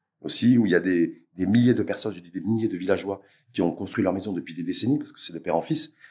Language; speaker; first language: French; native; French